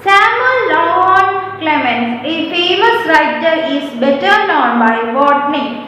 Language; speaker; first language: English; non-native, local second language; Malayalam